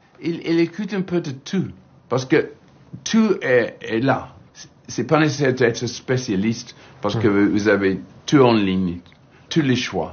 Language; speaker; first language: French; non-native, learner; English